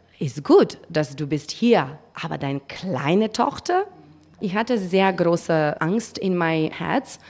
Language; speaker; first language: German; non-native, learner; Macedonian